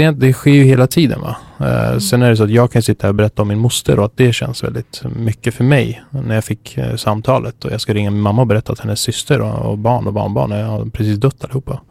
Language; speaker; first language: Swedish; early bilingual, other home language; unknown